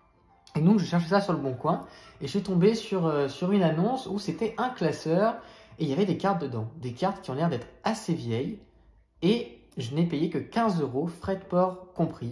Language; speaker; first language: French; native; French